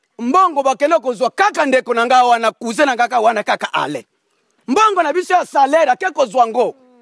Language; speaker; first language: Lingala; non-native, local second language; Kongo